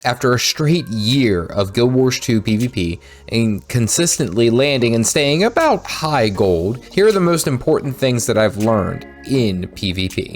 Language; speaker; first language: English; native; English